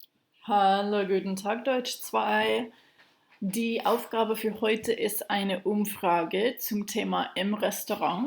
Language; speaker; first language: German; non-native, fluent; English